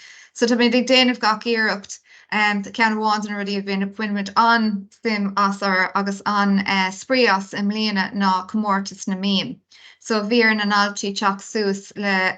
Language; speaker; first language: Irish; non-native, local second language; English